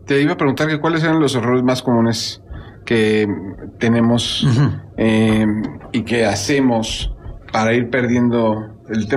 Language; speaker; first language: Spanish; native; Spanish